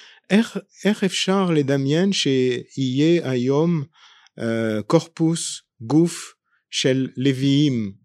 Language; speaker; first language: Hebrew; non-native, fluent; French